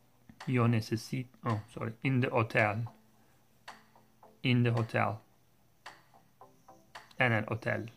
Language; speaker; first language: Spanish; non-native, learner; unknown